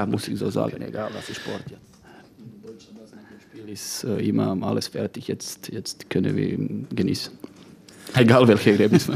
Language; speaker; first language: German; non-native, fluent; Croatian